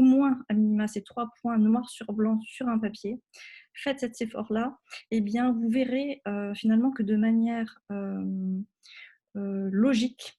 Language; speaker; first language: French; native; French